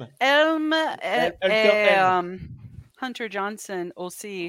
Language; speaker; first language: French; non-native, learner; English